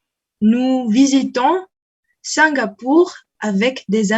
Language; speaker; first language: French; non-native, learner; Indonesian